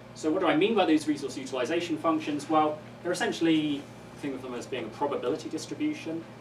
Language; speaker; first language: English; native; English